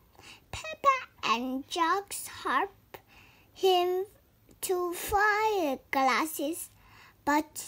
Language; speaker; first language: English; non-native, learner; Vietnamese